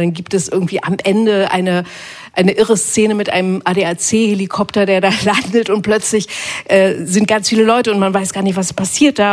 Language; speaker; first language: German; native; German